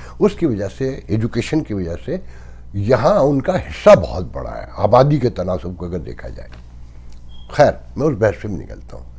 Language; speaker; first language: Urdu; native; Urdu